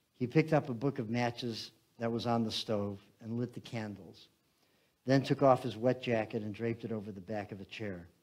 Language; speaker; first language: English; native; English